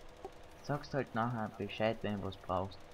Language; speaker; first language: German; native; German